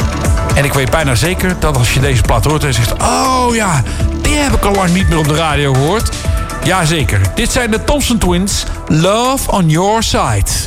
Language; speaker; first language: Dutch; native; Dutch